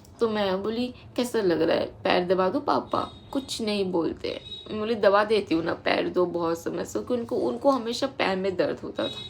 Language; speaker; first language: Hindi; non-native, local second language; Bangla